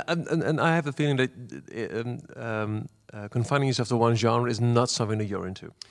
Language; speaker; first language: English; non-native, fluent; Dutch